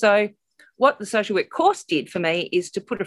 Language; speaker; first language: English; native; English